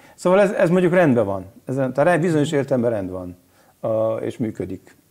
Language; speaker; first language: Hungarian; native; Hungarian